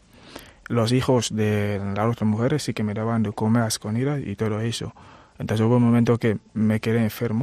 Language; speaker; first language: Spanish; non-native, fluent; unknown